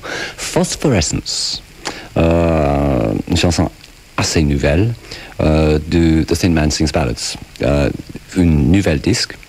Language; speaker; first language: French; non-native, fluent; English